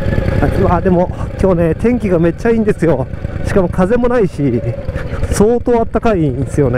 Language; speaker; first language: Japanese; native; Japanese